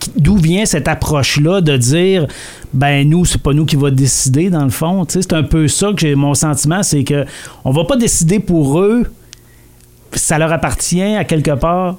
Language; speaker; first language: French; native; French